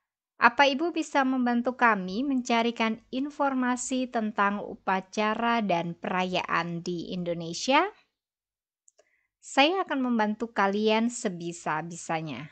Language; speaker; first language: Indonesian; native; Indonesian